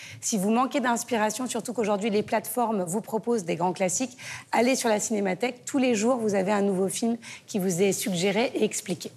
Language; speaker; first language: French; native; French